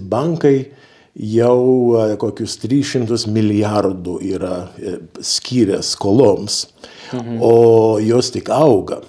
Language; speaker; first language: Lithuanian; early bilingual, heritage; Lithuanian